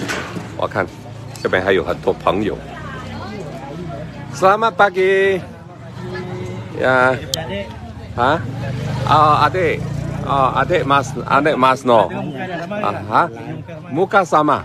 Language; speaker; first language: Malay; non-native, local second language; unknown